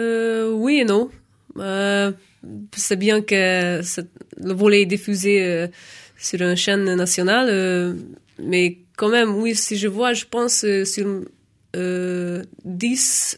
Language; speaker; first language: French; non-native, fluent; Hungarian